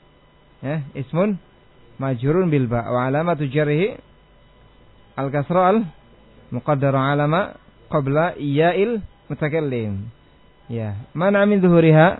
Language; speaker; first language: Arabic; non-native, fluent; Indonesian